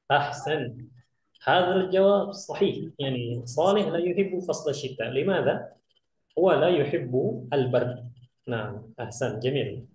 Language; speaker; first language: Arabic; non-native, fluent; Indonesian